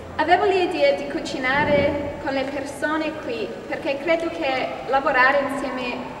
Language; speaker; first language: Italian; non-native, fluent; English